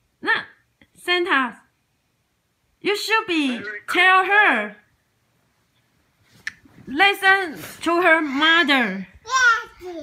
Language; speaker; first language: English; non-native, learner; Chinese